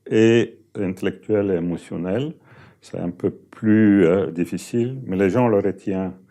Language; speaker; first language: French; non-native, fluent; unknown